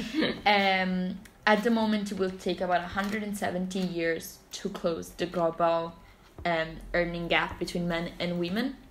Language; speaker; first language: English; non-native, fluent; Italian